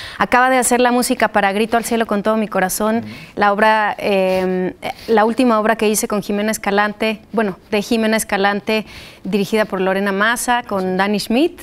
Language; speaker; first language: Spanish; early bilingual, other home language; Polish